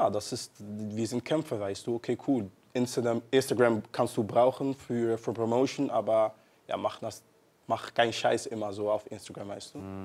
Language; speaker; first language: German; non-native, learner; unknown